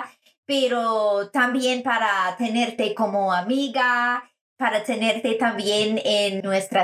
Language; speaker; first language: Spanish; non-native, fluent; English